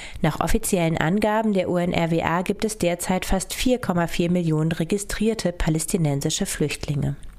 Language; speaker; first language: German; native; German